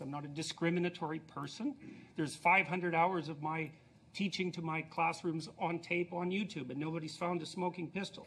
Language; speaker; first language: English; native; English